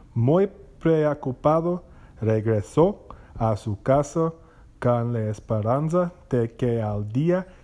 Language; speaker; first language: Spanish; non-native, learner; English